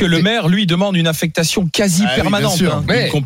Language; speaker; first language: French; native; French